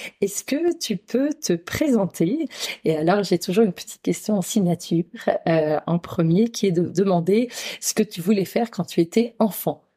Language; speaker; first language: French; native; French